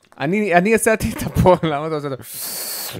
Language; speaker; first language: Hebrew; native; Hebrew